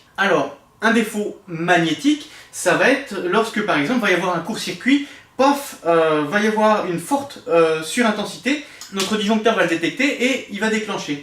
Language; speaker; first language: French; native; French